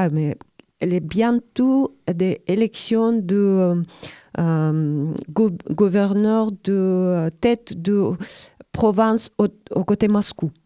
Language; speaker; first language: French; non-native, learner; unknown